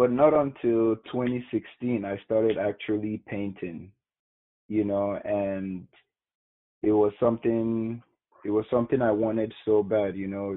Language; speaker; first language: English; non-native, local second language; Igbo